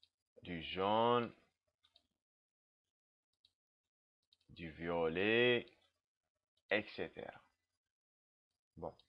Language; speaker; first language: French; non-native, local second language; Arabic